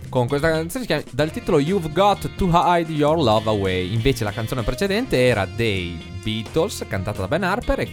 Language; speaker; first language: Italian; native; Italian